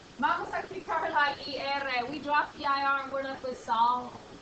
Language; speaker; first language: English; native; English